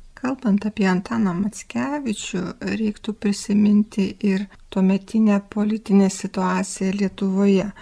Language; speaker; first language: Lithuanian; native; Lithuanian